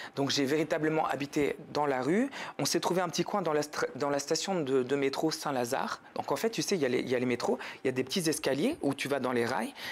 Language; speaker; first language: French; native; French